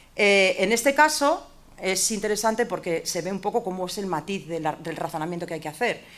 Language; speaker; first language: Spanish; native; Spanish